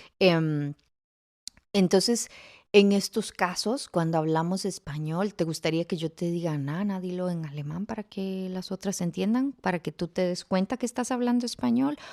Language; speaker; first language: Spanish; native; Spanish